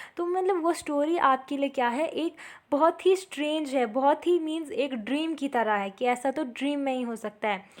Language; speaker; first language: Hindi; native; Hindi